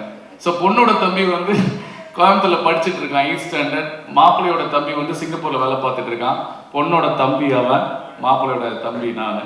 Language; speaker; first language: Tamil; native; Tamil